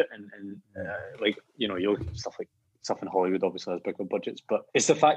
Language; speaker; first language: English; native; English